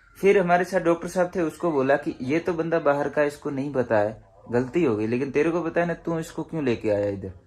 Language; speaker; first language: Hindi; native; Hindi